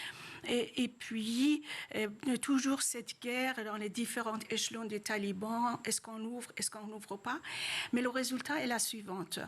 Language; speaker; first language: French; non-native, fluent; Persian